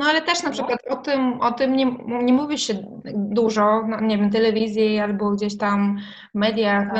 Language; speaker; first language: Polish; non-native, fluent; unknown